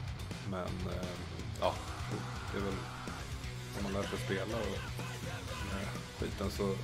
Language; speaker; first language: Swedish; native; Swedish